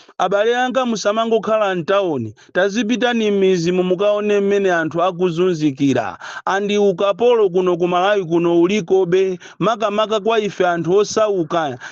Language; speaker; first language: Nyanja; native; Nyanja